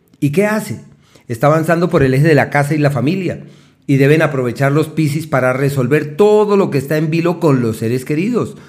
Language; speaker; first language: Spanish; native; Spanish